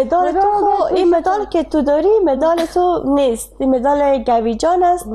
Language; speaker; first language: Persian; native; Persian